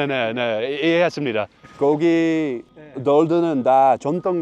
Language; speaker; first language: Korean; non-native, learner; Dutch